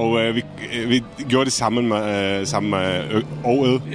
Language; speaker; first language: Danish; non-native, fluent; Czech